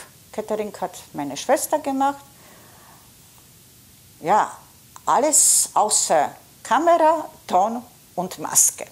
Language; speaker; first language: German; non-native, fluent; Polish